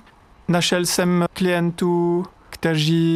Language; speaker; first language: Czech; non-native, fluent; French